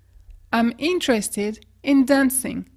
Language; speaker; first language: English; non-native, fluent; French